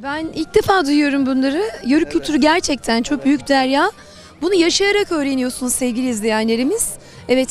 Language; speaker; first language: Turkish; native; Turkish